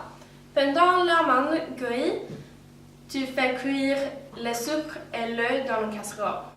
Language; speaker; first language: French; non-native, learner; Swedish